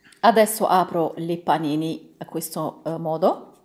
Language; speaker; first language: Italian; non-native, learner; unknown